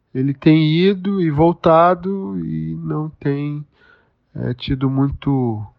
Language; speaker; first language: Portuguese; native; Portuguese